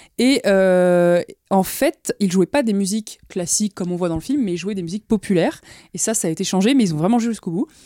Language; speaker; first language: French; native; French